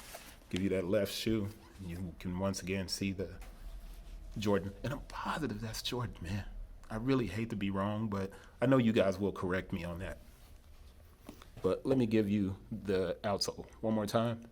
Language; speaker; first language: English; native; English